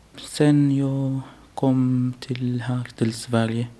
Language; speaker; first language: Swedish; non-native, learner; Arabic